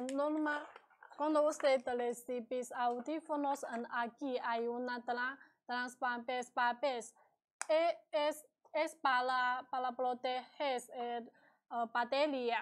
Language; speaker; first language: Spanish; non-native, learner; Chinese